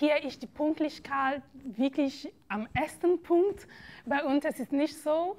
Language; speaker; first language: German; non-native, fluent; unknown